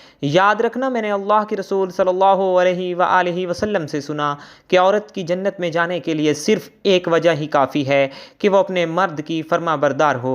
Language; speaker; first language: Urdu; native; Urdu